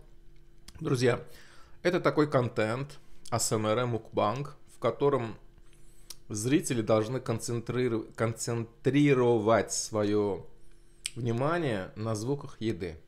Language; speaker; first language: Russian; non-native, local second language; Azerbaijani